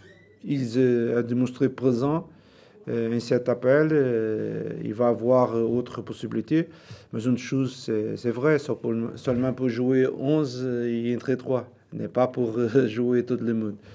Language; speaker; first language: French; non-native, learner; Portuguese